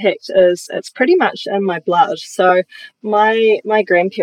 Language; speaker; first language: English; native; English